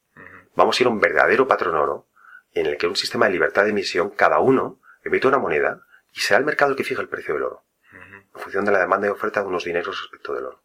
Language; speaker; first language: Spanish; native; Spanish